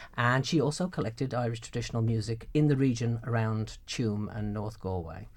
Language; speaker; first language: English; native; English